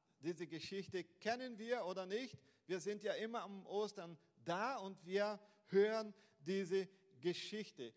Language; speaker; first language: German; non-native, fluent; Portuguese